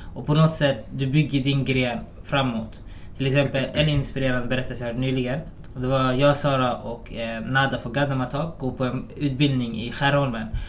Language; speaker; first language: Swedish; early bilingual, other home language; Somali